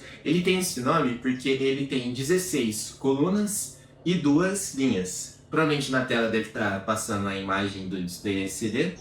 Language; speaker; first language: Portuguese; native; Portuguese